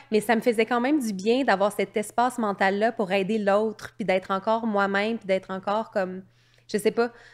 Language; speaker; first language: French; native; French